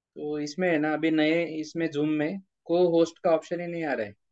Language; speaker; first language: Hindi; non-native, local second language; Marathi